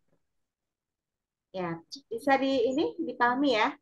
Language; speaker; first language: Indonesian; native; Indonesian